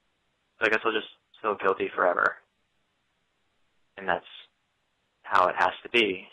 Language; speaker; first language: English; native; English